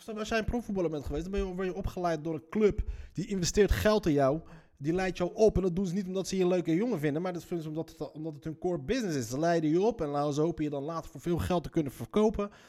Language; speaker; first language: Dutch; early bilingual, other home language; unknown